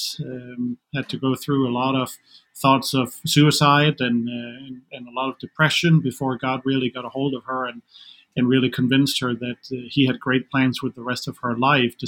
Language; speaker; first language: English; non-native, fluent; Danish